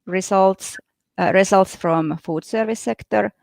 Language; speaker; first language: English; non-native, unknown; Finnish